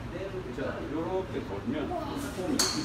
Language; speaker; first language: Korean; native; Korean